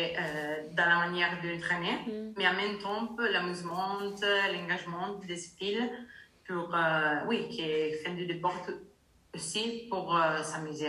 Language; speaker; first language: French; non-native, learner; Italian